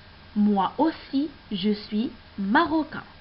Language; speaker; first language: French; non-native, local second language; Arabic